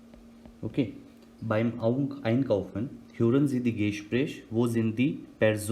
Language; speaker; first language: German; non-native, learner; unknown